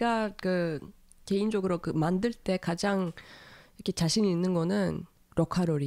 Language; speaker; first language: Korean; non-native, fluent; Turkish